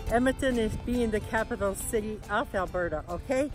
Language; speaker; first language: English; native; English